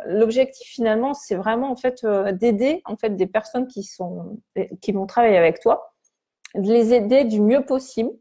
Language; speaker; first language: French; native; French